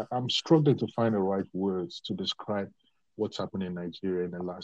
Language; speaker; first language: English; non-native, local second language; Yoruba